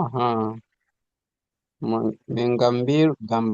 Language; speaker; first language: Indonesian; non-native, learner; Nyanja